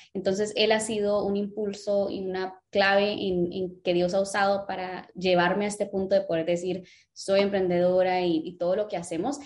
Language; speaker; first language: Spanish; early bilingual, other home language; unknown